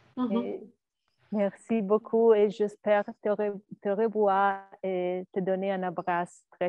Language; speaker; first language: French; non-native, learner; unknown